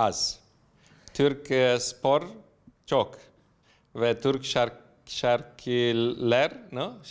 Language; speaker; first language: Turkish; non-native, learner; Romanian